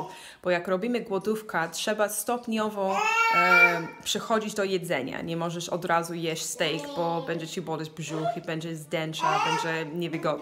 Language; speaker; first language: Polish; non-native, learner; English